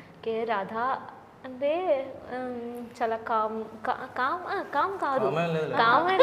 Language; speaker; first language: Telugu; non-native, learner; Malayalam